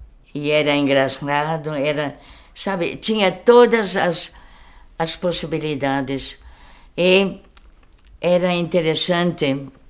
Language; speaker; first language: Portuguese; early bilingual, other home language; German